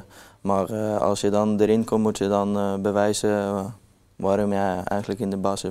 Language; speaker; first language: Dutch; non-native, learner; Norwegian